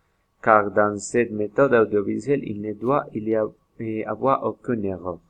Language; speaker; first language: French; non-native, learner; Spanish